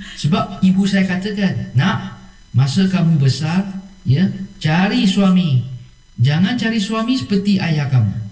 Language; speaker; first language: Malay; non-native, local second language; Chinese